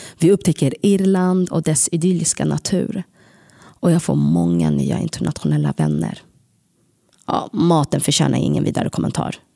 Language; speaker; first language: Swedish; early bilingual, other home language; Tigrinya